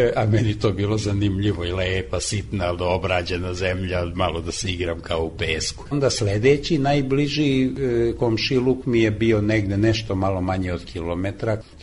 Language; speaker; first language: Serbian; non-native, local second language; Hungarian